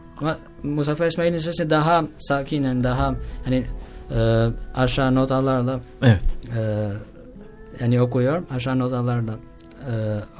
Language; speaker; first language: Turkish; non-native, learner; Albanian